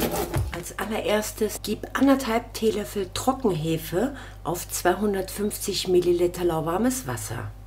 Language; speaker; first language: German; native; German